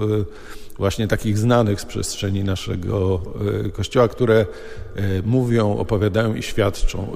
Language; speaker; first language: Polish; native; Polish